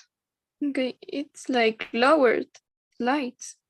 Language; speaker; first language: English; non-native, learner; Spanish